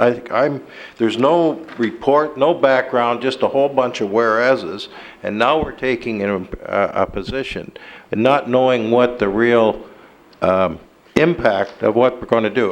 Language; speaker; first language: English; native; English